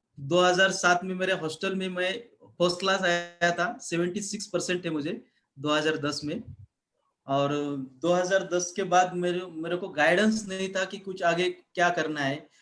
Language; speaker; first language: Hindi; non-native, local second language; Marathi